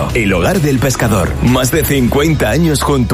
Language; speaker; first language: Spanish; native; Spanish